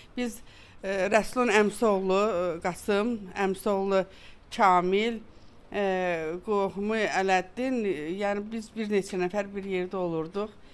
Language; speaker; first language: Azerbaijani; native; Azerbaijani